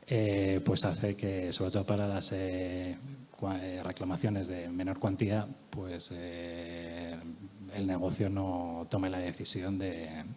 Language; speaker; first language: Spanish; native; Spanish